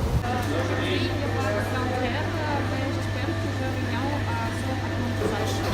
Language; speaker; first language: French; non-native, fluent; Russian